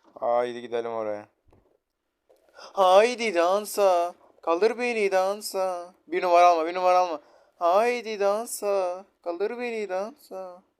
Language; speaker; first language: Turkish; native; Turkish